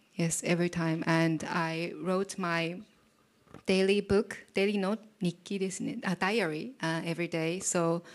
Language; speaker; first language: English; non-native, fluent; Japanese